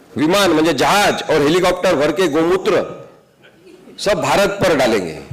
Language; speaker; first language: Hindi; non-native, local second language; Marathi